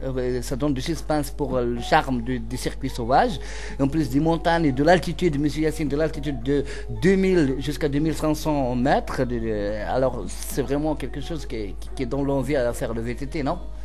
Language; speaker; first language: French; non-native, local second language; Central Atlas Tamazight